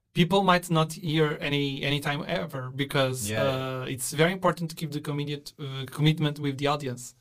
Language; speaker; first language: English; non-native, fluent; Portuguese